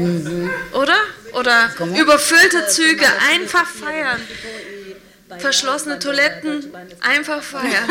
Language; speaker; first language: German; native; German